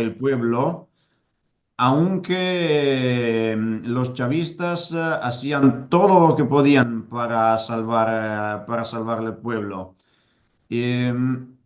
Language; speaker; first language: Spanish; non-native, fluent; Italian